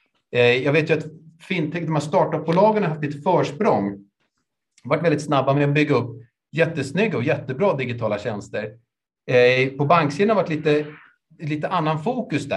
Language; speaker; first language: Swedish; native; Swedish